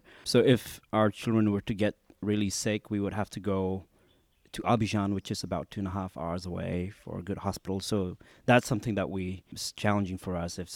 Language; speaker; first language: English; non-native, local second language; Khasi